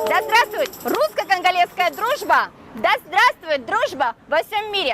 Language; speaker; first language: Russian; native; Russian